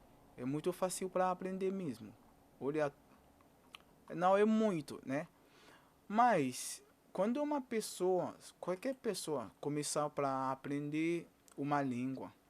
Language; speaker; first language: Portuguese; non-native, fluent; Haitian Creole